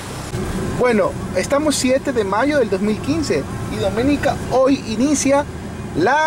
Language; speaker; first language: Spanish; native; Spanish